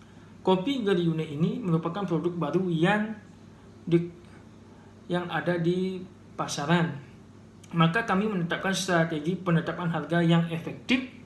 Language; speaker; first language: Indonesian; native; Indonesian